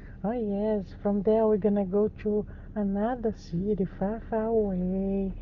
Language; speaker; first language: English; non-native, learner; Portuguese